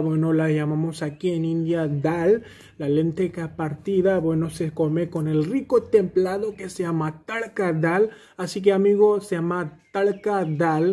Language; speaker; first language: Spanish; non-native, fluent; Hindi